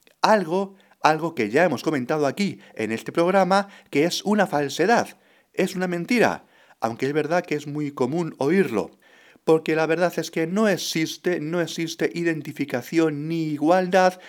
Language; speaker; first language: Spanish; native; Spanish